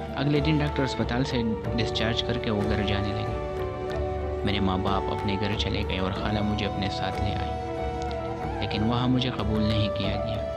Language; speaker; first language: Urdu; non-native, local second language; Pashto